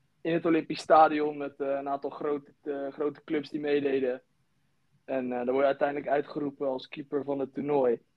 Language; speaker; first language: Dutch; native; Dutch